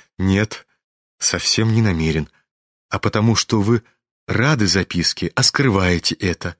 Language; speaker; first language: Russian; native; Russian